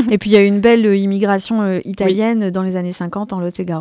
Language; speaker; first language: French; native; French